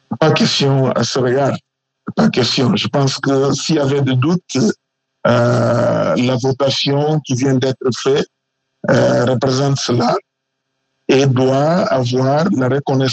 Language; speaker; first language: French; non-native, fluent; Portuguese